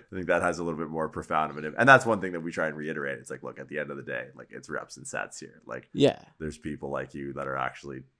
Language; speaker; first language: English; native; English